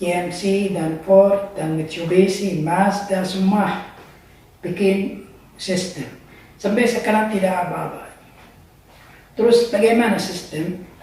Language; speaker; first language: Indonesian; non-native, learner; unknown